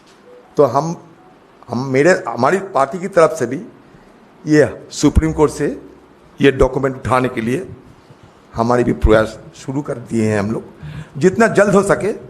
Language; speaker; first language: Hindi; non-native, local second language; Bangla